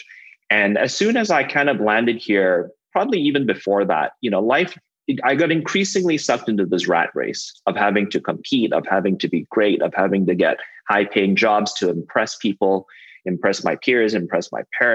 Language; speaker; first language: English; non-native, local second language; Cantonese